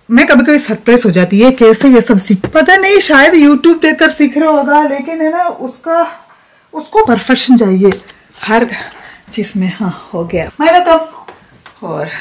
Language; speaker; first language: Hindi; non-native, local second language; Malayalam